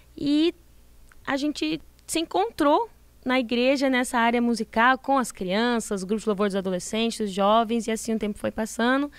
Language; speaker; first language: Portuguese; early bilingual, heritage; Portuguese